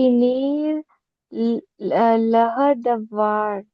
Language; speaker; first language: French; non-native, learner; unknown